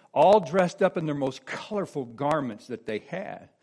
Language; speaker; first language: English; native; English